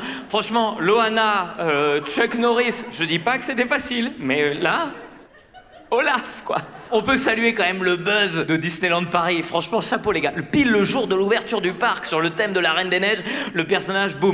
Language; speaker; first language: French; native; French